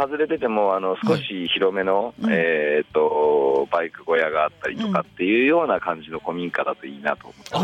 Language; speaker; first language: Japanese; native; Japanese